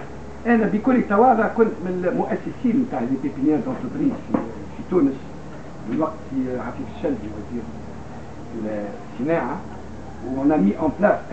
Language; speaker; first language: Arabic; native; Arabic